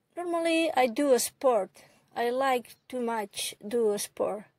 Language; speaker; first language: English; non-native, learner; Catalan